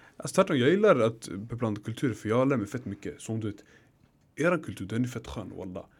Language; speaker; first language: Swedish; early bilingual, other home language; Arabic